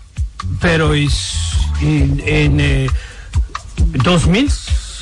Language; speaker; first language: Spanish; non-native, learner; English